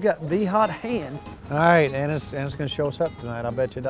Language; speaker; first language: English; native; English